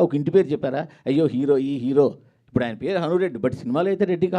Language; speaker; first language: Telugu; native; Telugu